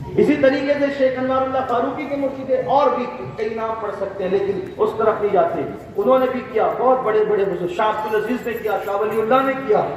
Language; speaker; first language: Urdu; native; Urdu